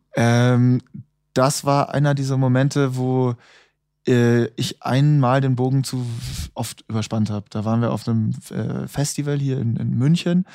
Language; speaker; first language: German; native; German